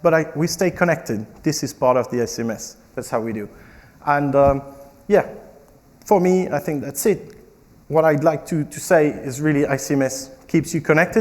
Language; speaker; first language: English; non-native, fluent; French